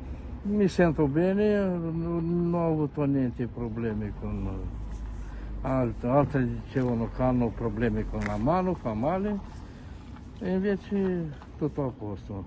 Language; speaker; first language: Italian; non-native, learner; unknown